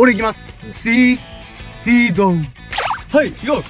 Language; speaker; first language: Japanese; native; Japanese